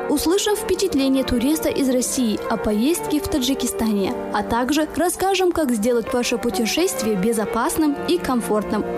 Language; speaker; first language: Russian; non-native, local second language; Tajik